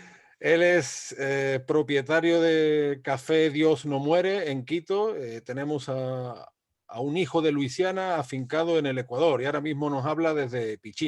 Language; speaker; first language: Spanish; native; Spanish